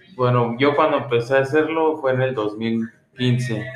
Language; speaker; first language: Spanish; early bilingual, heritage; Spanish